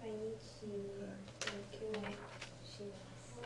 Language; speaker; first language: Japanese; non-native, learner; English